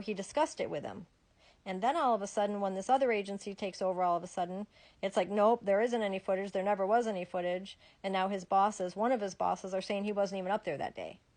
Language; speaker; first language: English; native; English